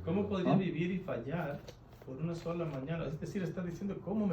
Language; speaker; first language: Spanish; native; Spanish